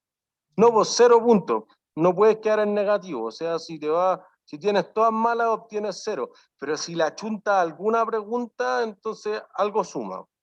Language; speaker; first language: Spanish; native; Spanish